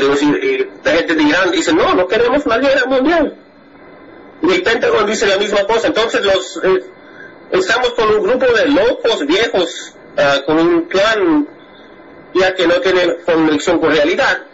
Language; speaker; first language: Spanish; non-native, fluent; English